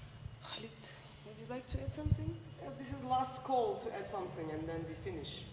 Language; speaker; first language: English; non-native, fluent; Slovenian